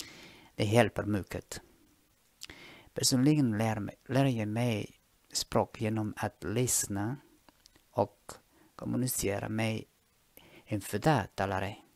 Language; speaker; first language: Swedish; non-native, fluent; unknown